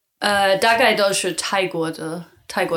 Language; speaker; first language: Chinese; non-native, learner; English